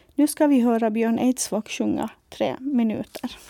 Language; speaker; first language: Swedish; non-native, fluent; Faroese